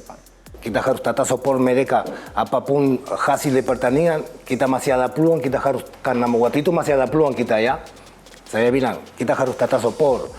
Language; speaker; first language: Indonesian; non-native, fluent; Spanish